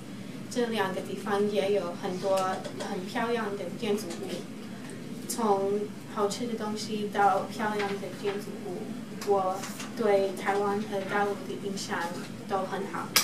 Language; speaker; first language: Chinese; early bilingual, heritage; Chinese